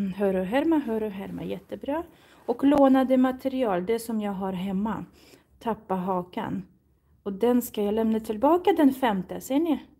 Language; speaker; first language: Swedish; non-native, fluent; Russian